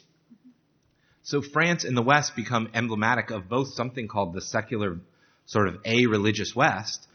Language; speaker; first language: English; native; English